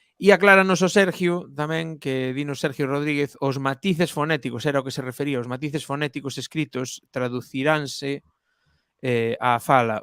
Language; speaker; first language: Galician; non-native, local second language; Spanish